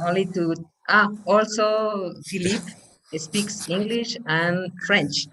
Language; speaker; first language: English; non-native, fluent; Spanish